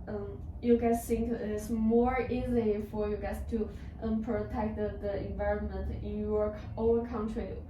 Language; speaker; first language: English; non-native, learner; Chinese